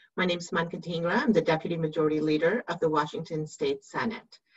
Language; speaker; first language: English; native; English